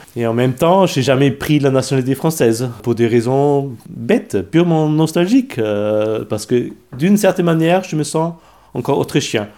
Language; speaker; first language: French; non-native, fluent; German